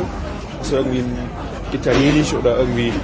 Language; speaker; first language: German; native; German